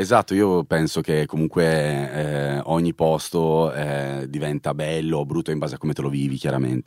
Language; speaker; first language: Italian; native; Italian